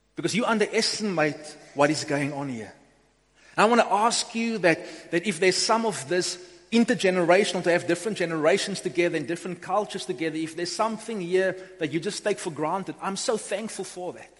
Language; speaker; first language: English; non-native, local second language; Afrikaans